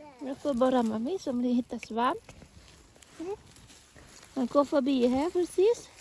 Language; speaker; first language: Swedish; non-native, learner; Thai